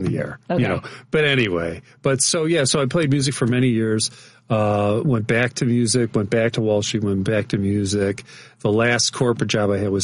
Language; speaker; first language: English; native; English